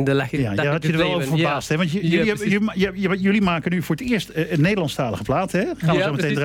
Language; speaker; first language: Dutch; native; Dutch